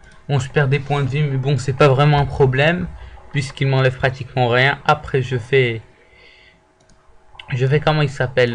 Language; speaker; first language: French; native; French